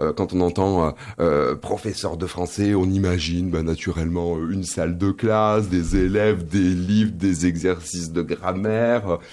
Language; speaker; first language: French; native; French